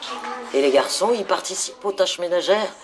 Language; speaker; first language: French; native; French